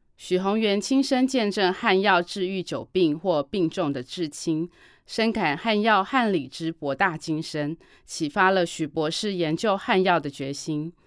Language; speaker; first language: Chinese; native; Chinese